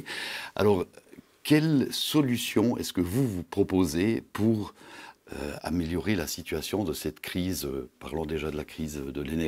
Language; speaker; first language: French; native; French